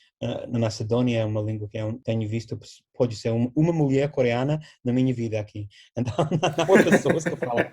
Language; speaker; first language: Portuguese; non-native, fluent; English